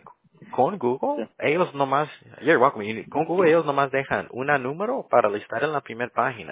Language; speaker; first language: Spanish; early bilingual, heritage; Spanish